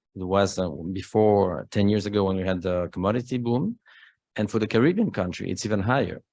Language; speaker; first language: English; non-native, fluent; Spanish